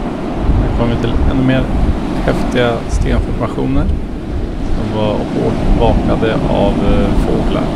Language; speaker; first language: Swedish; native; Swedish